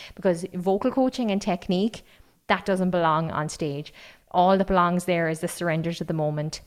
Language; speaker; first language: English; native; English